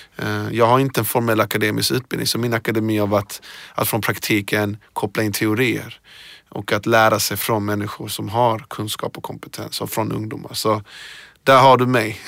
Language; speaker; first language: Swedish; early bilingual, other home language; Persian